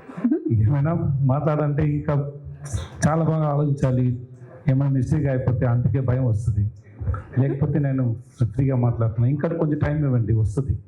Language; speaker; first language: Telugu; non-native, learner; Tamil